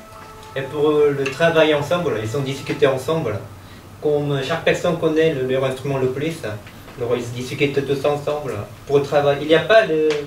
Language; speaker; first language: French; non-native, learner; Korean